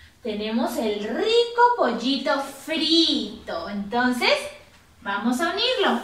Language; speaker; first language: Spanish; native; Spanish